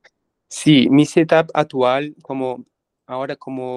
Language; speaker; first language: Spanish; non-native, fluent; Portuguese